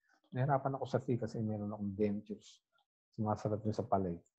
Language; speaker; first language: Filipino; native; Filipino